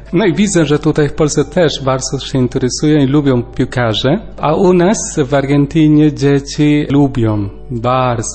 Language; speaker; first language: Polish; non-native, learner; Spanish